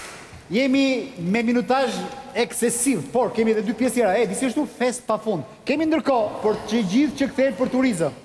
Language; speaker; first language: Albanian; native; Albanian